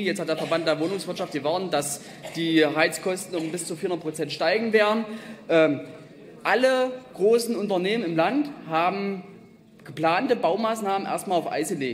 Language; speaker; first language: German; native; German